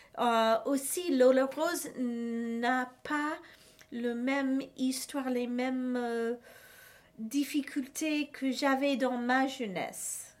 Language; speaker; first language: French; non-native, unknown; English